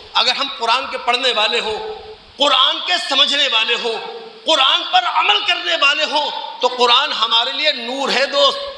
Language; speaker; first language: Urdu; native; Urdu